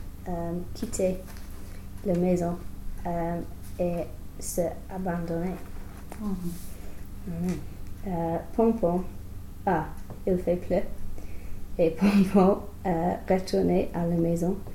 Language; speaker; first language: French; non-native, learner; English